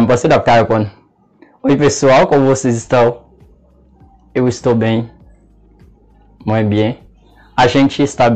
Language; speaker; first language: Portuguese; non-native, learner; Haitian Creole